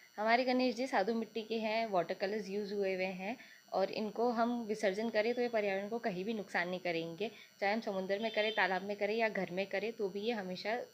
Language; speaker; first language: Hindi; native; Hindi